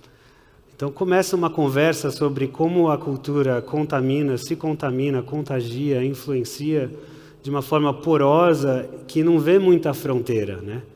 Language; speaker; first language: Portuguese; early bilingual, heritage; Portuguese